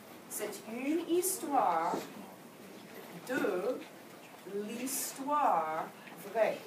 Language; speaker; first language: French; non-native, fluent; English